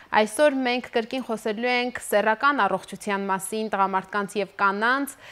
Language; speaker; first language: Armenian; native; Armenian